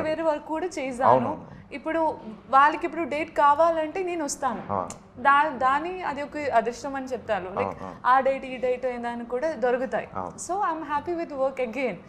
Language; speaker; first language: Telugu; non-native, learner; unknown